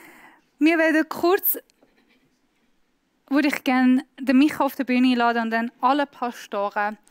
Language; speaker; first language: German; non-native, fluent; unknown